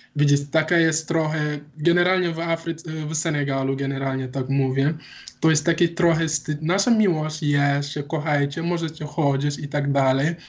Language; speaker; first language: Polish; non-native, learner; Wolof